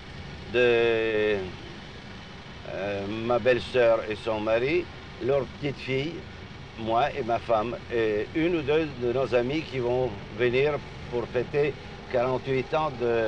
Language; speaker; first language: French; non-native, fluent; Russian